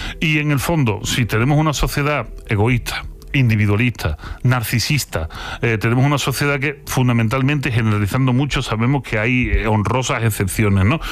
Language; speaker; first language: Spanish; native; Spanish